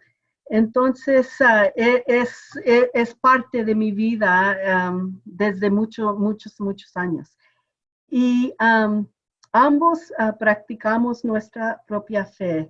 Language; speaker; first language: Spanish; non-native, fluent; English